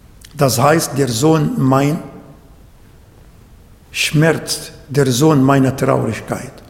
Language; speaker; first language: German; non-native, learner; Arabic